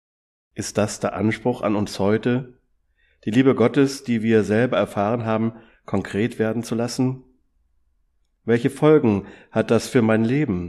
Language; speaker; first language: German; native; German